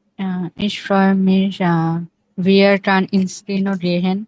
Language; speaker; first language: German; non-native, learner; Bangla